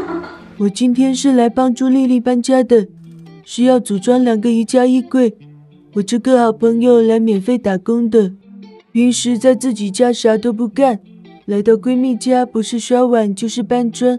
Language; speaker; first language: Chinese; native; Chinese